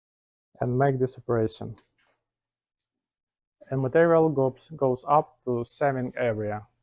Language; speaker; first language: English; non-native, learner; Ukrainian